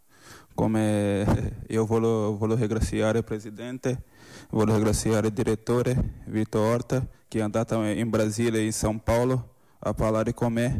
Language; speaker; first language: Spanish; non-native, learner; Portuguese